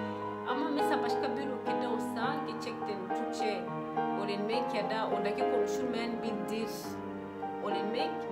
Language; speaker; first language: Turkish; non-native, fluent; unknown